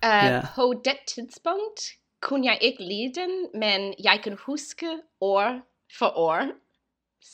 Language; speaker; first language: Danish; non-native, learner; English